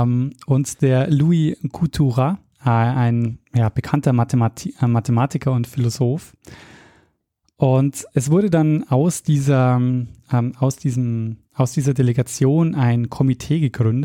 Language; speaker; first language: German; native; German